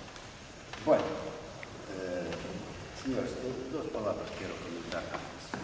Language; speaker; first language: Spanish; non-native, learner; Russian